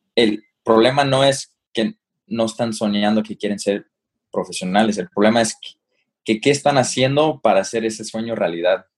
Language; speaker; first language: Spanish; early bilingual, heritage; Spanish